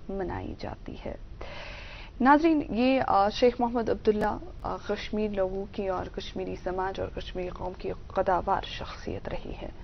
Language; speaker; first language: Hindi; non-native, local second language; Kashmiri